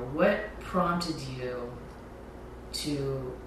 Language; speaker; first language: English; native; English